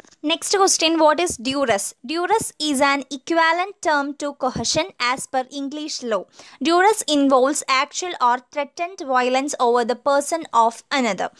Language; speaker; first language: English; non-native, local second language; Malayalam